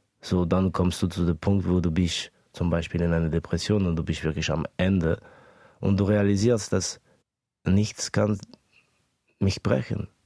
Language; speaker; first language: German; early bilingual, other home language; Estonian